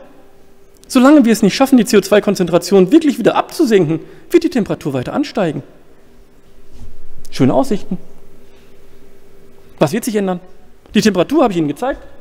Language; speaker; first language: German; native; German